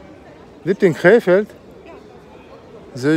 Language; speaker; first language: German; non-native, fluent; Ingush